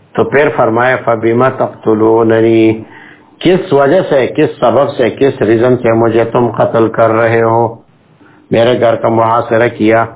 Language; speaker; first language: Urdu; non-native, local second language; Pashto